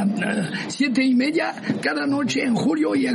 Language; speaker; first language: Spanish; non-native, fluent; French